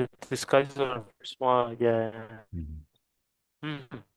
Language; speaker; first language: English; non-native, fluent; Malagasy